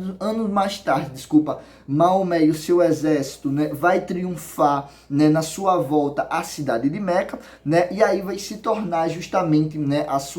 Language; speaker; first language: Portuguese; native; Portuguese